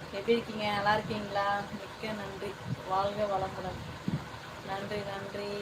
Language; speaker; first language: Tamil; non-native, local second language; Telugu